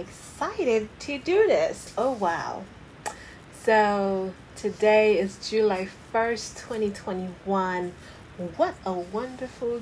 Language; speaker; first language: English; non-native, fluent; Haitian Creole